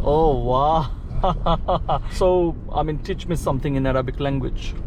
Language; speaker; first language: English; non-native, local second language; Bangla